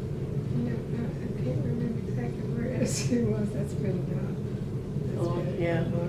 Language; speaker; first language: English; native; English